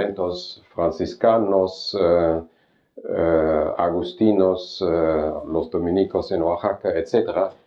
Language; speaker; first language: Spanish; non-native, fluent; German